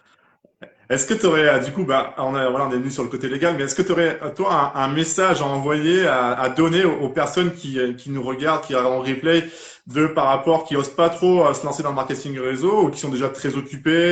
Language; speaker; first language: French; native; French